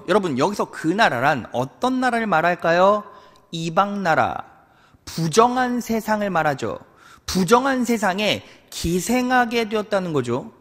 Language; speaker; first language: Korean; native; Korean